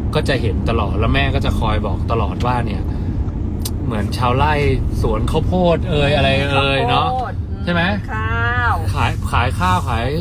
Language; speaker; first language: Thai; native; Thai